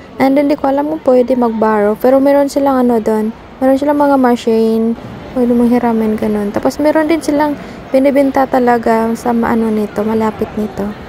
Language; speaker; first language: Filipino; native; Filipino